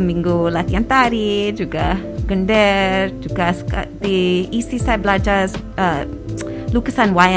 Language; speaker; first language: Indonesian; non-native, fluent; English